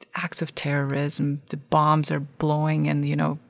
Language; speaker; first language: English; non-native, fluent; Russian